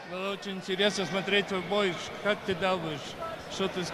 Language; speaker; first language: Russian; non-native, learner; English